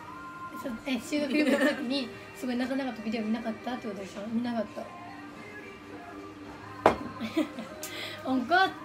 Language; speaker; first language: Japanese; native; Japanese